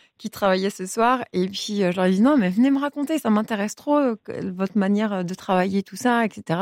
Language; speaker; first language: French; native; French